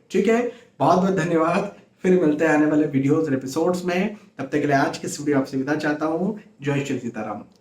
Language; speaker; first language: Hindi; native; Hindi